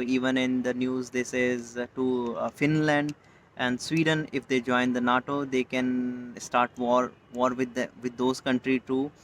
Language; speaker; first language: English; non-native, local second language; Hindi